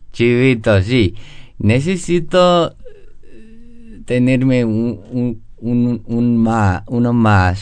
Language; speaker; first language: Spanish; non-native, learner; English